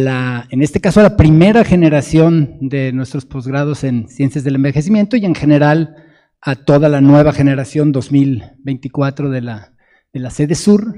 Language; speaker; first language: Spanish; native; Spanish